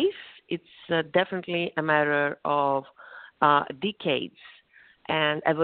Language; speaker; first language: English; non-native, fluent; Greek